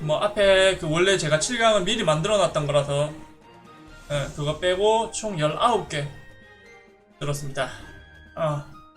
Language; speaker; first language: Korean; native; Korean